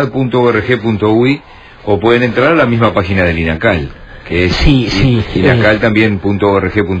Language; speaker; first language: Spanish; native; Spanish